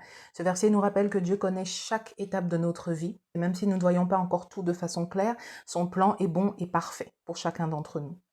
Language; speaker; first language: French; native; French